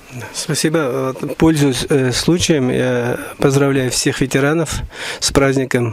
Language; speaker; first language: Russian; non-native, local second language; Uzbek